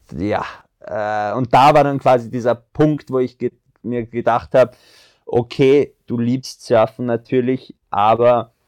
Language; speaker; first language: German; early bilingual, other home language; French